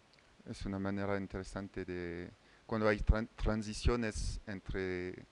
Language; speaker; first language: Spanish; non-native, fluent; French